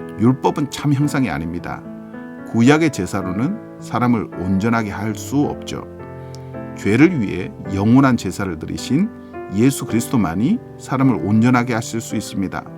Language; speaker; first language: Korean; native; Korean